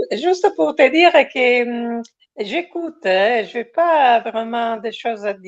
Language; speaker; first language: French; non-native, fluent; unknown